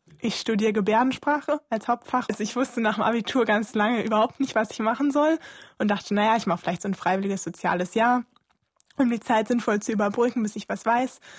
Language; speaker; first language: German; native; German